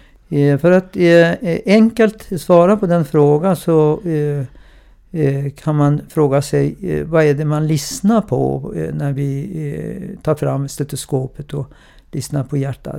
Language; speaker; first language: Swedish; non-native, fluent; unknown